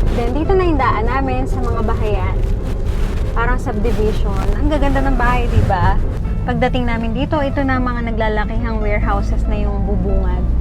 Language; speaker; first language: Filipino; native; Filipino